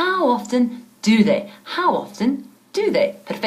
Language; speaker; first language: English; non-native, fluent; Spanish